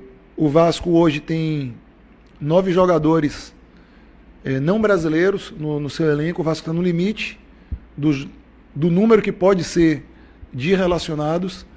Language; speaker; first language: Portuguese; native; Portuguese